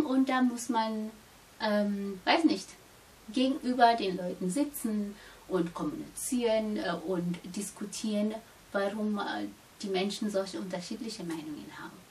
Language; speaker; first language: German; non-native, fluent; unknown